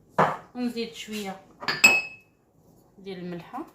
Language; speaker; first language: Arabic; native; Arabic